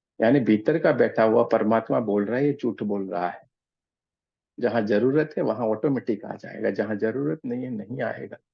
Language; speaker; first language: Hindi; non-native, local second language; Gujarati